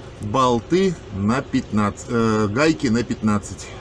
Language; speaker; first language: Russian; native; Russian